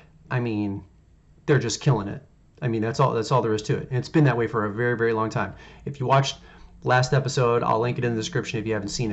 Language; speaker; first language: English; native; English